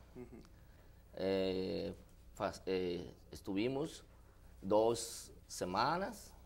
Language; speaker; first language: Portuguese; non-native, learner; Spanish